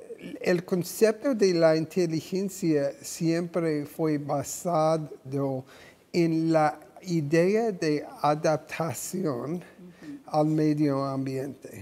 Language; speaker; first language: Spanish; non-native, fluent; English